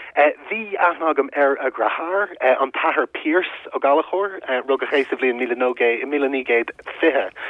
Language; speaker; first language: Irish; non-native, local second language; English